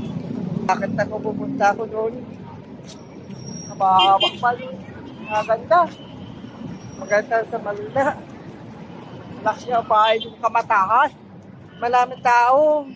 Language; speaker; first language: Filipino; non-native, learner; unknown